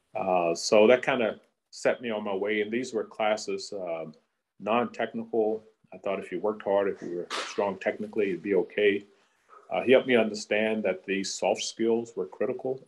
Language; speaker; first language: English; native; English